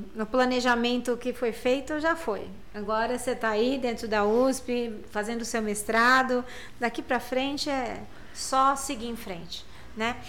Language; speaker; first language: Portuguese; native; Portuguese